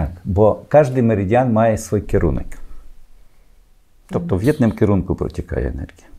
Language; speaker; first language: Polish; non-native, learner; Ukrainian